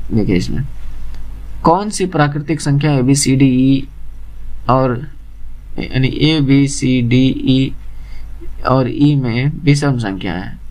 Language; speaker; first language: Hindi; native; Hindi